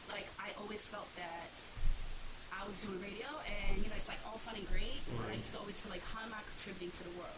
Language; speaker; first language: English; early bilingual, other home language; Bosnian